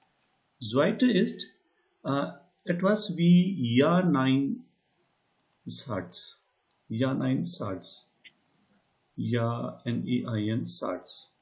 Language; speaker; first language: German; non-native, learner; Hindi